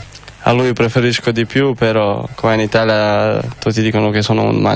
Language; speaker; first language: Italian; non-native, fluent; Croatian